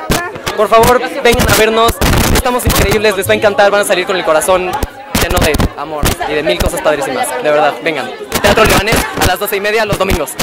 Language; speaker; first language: Spanish; native; Spanish